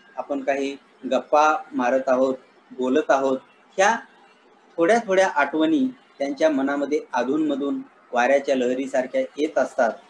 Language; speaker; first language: Marathi; native; Marathi